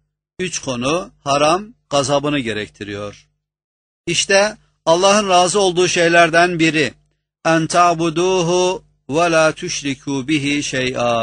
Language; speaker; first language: Turkish; native; Turkish